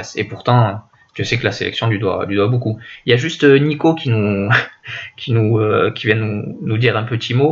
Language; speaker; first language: French; native; French